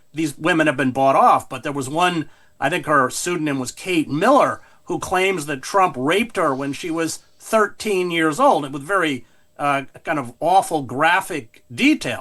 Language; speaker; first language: English; native; English